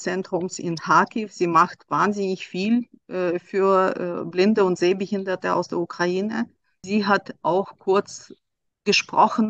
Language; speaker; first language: German; non-native, fluent; Russian